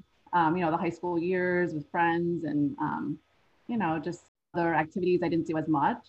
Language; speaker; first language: English; native; English